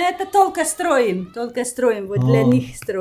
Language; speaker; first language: Russian; non-native, local second language; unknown